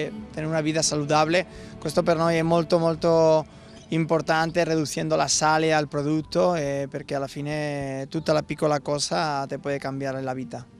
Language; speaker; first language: Italian; non-native, learner; Spanish